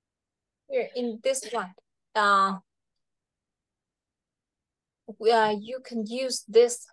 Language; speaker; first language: English; non-native, fluent; Vietnamese